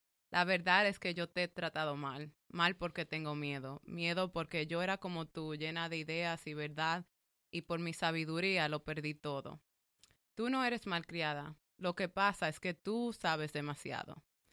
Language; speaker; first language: Spanish; early bilingual, heritage; Spanish